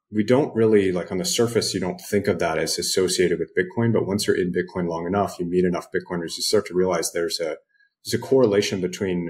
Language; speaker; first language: English; native; English